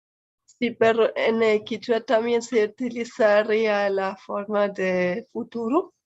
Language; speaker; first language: Spanish; non-native, fluent; German